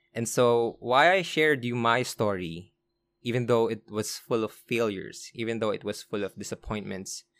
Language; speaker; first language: English; non-native, local second language; Filipino